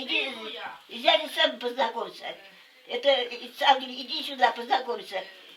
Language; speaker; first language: Russian; native; Russian